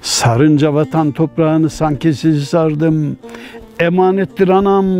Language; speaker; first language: Turkish; native; Turkish